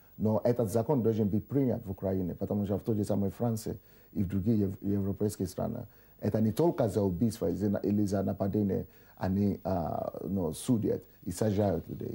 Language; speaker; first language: Russian; non-native, fluent; Yoruba